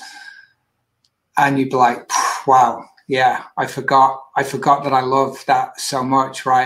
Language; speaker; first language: English; native; English